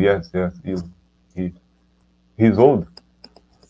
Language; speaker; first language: English; non-native, learner; Portuguese